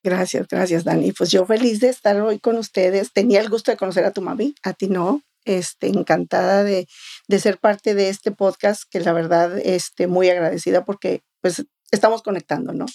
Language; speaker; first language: Spanish; native; Spanish